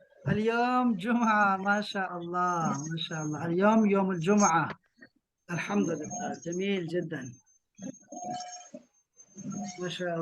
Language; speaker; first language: Arabic; non-native, fluent; Urdu